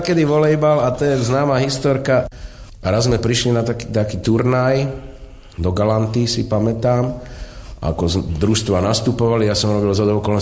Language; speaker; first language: Slovak; native; Slovak